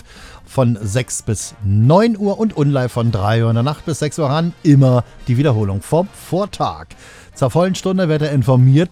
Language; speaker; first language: German; native; German